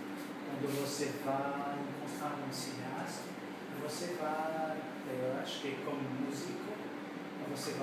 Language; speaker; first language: Portuguese; non-native, fluent; French